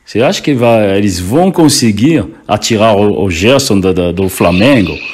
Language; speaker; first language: Portuguese; non-native, fluent; French